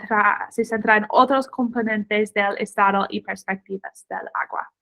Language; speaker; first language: Spanish; non-native, fluent; English